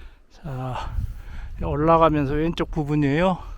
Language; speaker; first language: Korean; native; Korean